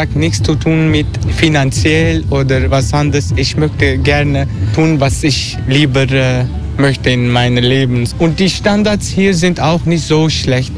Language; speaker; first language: German; non-native, learner; Dutch